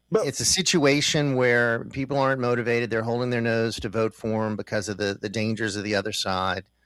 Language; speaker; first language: English; native; English